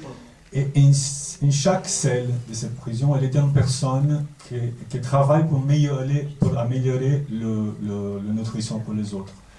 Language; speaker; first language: French; non-native, fluent; Portuguese